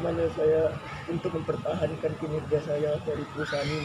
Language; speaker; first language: Indonesian; native; Indonesian